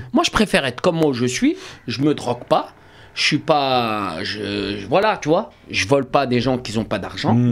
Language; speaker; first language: French; native; French